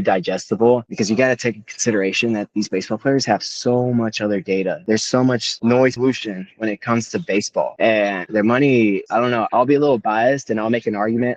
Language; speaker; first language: English; native; English